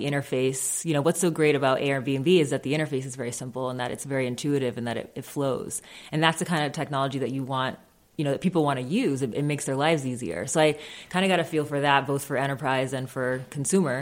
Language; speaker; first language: English; native; English